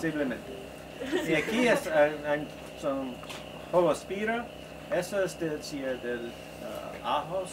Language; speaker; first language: Spanish; non-native, learner; English